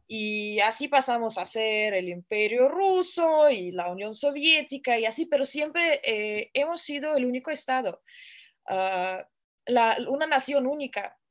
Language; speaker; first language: Spanish; non-native, fluent; Russian